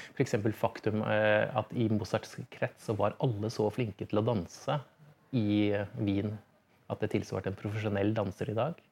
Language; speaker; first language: Norwegian; native; Norwegian